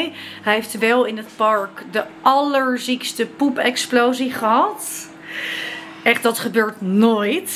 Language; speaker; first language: Dutch; native; Dutch